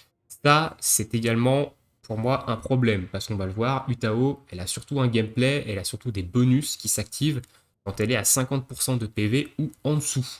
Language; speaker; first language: French; native; French